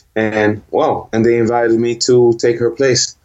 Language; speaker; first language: English; early bilingual, heritage; Dutch